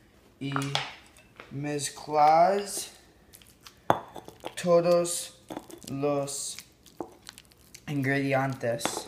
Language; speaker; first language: Spanish; non-native, learner; English